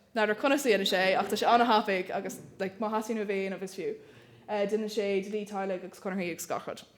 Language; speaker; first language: Irish; native; Irish